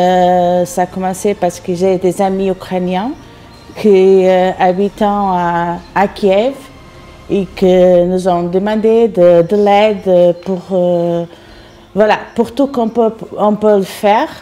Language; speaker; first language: French; non-native, fluent; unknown